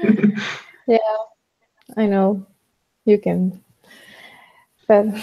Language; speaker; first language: English; non-native, learner; Spanish